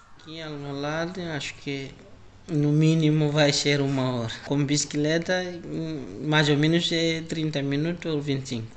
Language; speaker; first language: Portuguese; non-native, learner; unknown